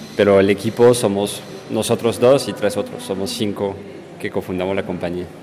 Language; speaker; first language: Spanish; non-native, fluent; French